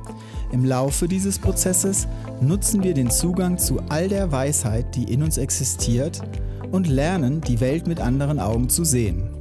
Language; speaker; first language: German; native; German